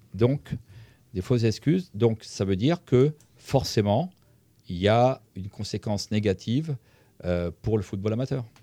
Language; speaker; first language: French; native; French